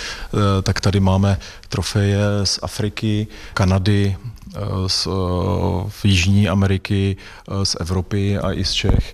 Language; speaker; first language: Czech; native; Czech